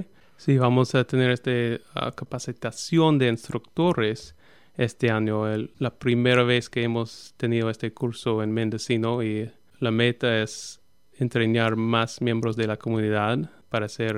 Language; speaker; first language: Spanish; non-native, fluent; English